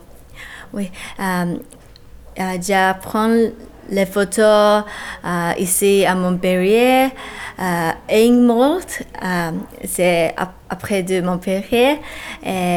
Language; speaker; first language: French; non-native, learner; Japanese